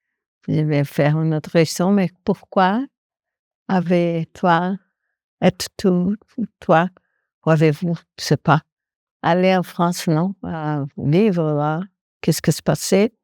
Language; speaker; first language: French; non-native, fluent; Portuguese